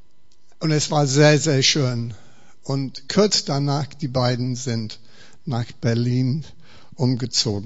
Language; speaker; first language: German; non-native, fluent; English